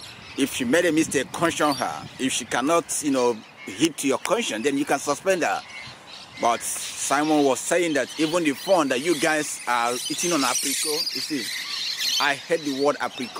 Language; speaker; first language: English; non-native, local second language; Igbo